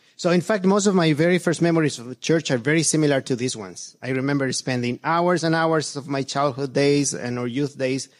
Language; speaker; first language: English; non-native, fluent; Spanish